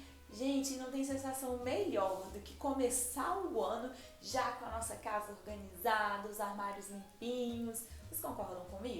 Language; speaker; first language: Portuguese; native; Portuguese